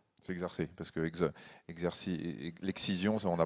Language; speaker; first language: French; native; French